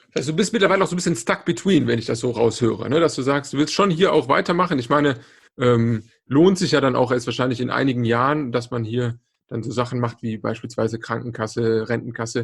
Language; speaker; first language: German; native; German